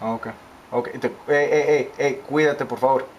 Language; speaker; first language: Spanish; native; Spanish